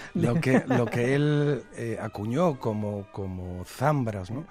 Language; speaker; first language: Spanish; native; Spanish